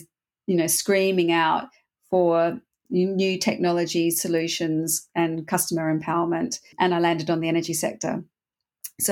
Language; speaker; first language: English; native; English